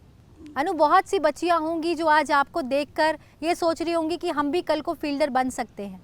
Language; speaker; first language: Hindi; native; Hindi